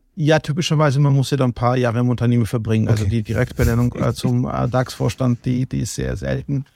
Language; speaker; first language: German; non-native, fluent; Georgian